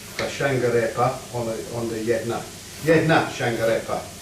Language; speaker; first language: Bosnian; non-native, learner; English